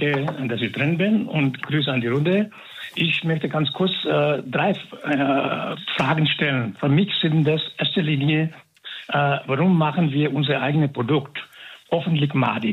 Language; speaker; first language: German; non-native, fluent; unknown